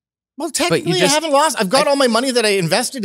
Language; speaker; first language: English; native; English